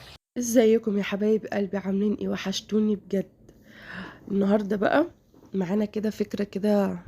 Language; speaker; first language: Arabic; native; Arabic